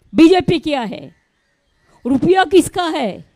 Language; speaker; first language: Hindi; non-native, local second language; Bangla